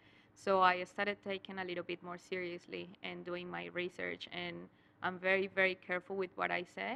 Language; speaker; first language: English; non-native, fluent; Spanish